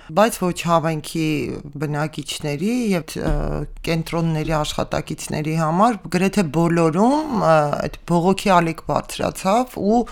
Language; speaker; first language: Armenian; native; Armenian